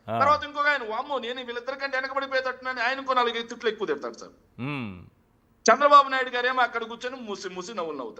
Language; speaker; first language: Telugu; native; Telugu